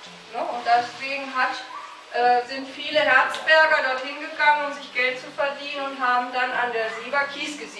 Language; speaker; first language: German; native; German